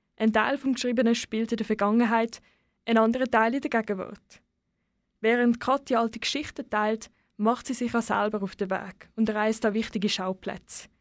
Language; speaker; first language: German; native; German